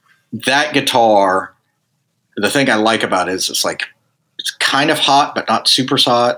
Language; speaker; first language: English; native; English